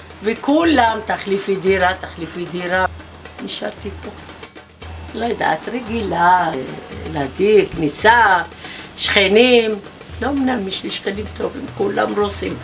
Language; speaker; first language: Hebrew; early bilingual, other home language; Arabic